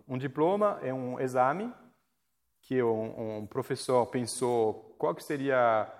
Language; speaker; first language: Portuguese; non-native, fluent; French